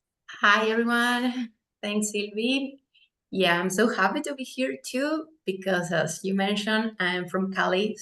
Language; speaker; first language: English; non-native, fluent; Spanish